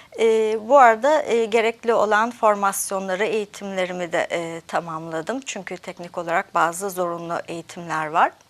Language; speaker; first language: Turkish; early bilingual, heritage; Turkish